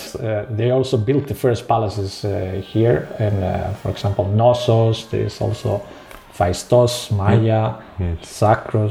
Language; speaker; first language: English; non-native, fluent; Spanish